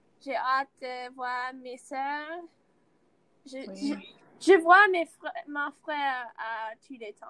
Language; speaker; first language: French; non-native, learner; English